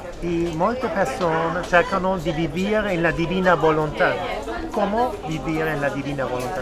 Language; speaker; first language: Italian; non-native, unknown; German